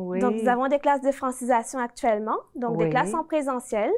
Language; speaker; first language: French; native; French